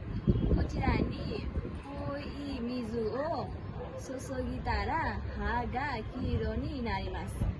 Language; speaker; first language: Japanese; non-native, learner; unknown